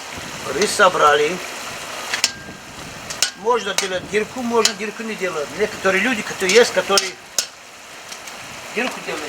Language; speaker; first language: Russian; non-native, local second language; Tajik